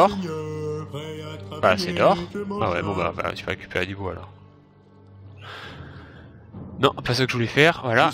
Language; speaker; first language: French; native; French